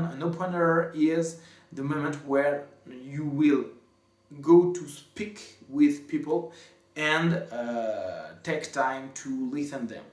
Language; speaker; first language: English; non-native, fluent; French